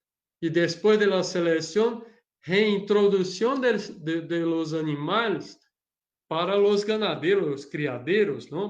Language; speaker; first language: Spanish; non-native, learner; Portuguese